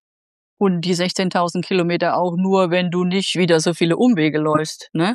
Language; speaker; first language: German; native; German